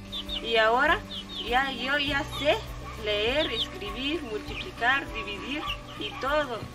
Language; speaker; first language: Spanish; non-native, local second language; Kʼicheʼ